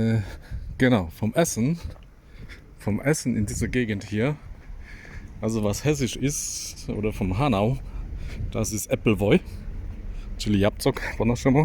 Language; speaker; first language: German; non-native, fluent; Polish